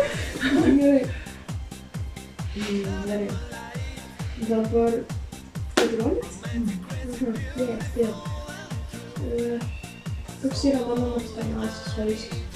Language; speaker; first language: Lithuanian; early bilingual, heritage; Lithuanian